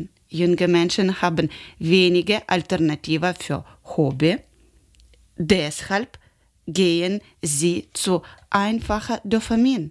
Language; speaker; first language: German; non-native, learner; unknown